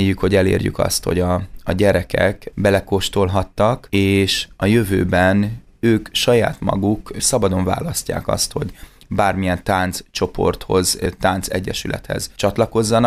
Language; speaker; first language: Hungarian; native; Hungarian